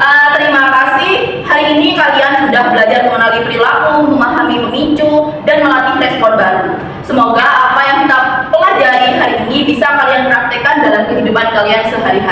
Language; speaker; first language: Indonesian; native; Indonesian